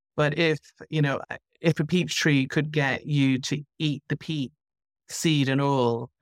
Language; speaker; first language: English; native; English